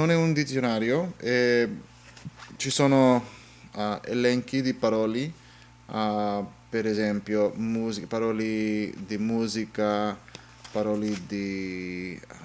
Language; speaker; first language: Italian; non-native, learner; English